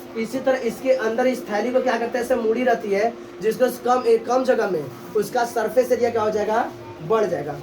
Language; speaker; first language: Hindi; native; Hindi